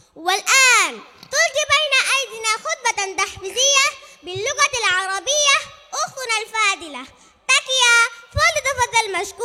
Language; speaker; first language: Arabic; non-native, learner; Bangla